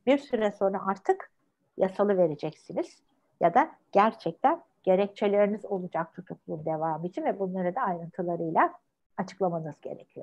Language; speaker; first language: Turkish; native; Turkish